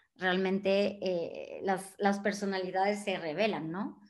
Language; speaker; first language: Spanish; non-native, fluent; French